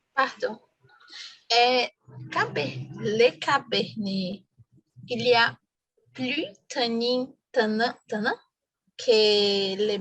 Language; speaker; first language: French; non-native, learner; Portuguese